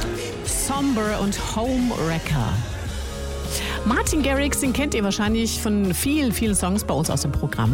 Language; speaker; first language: German; native; German